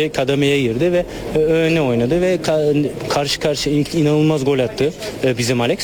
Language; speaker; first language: Turkish; native; Turkish